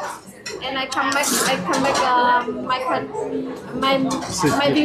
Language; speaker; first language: English; non-native, learner; Vietnamese